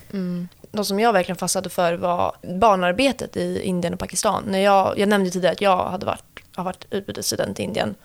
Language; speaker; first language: Swedish; native; Swedish